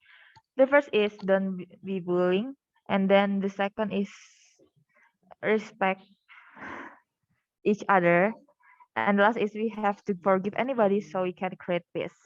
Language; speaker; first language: English; non-native, learner; Indonesian